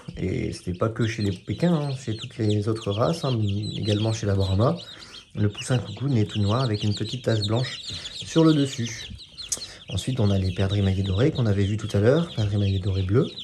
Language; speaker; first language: French; native; French